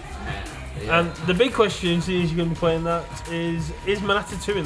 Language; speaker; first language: English; native; English